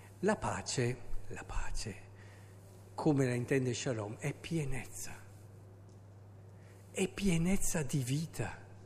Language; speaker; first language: Italian; native; Italian